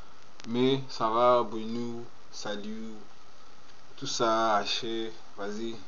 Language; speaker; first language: French; non-native, learner; Portuguese